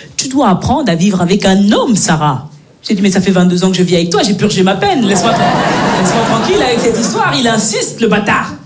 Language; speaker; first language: French; native; French